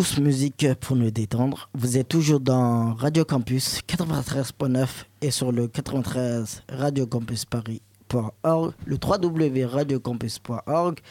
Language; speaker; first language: French; native; French